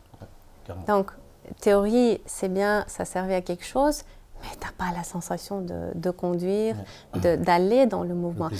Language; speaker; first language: French; non-native, fluent; Russian